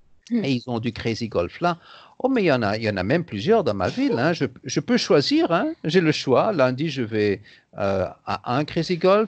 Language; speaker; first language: French; native; French